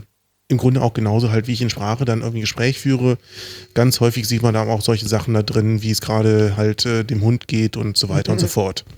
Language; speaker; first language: German; native; German